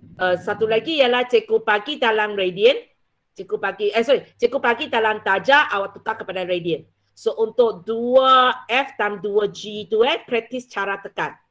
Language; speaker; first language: Malay; non-native, local second language; Chinese